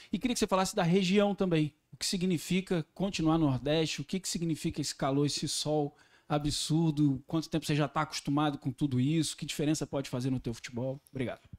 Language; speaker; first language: Portuguese; native; Portuguese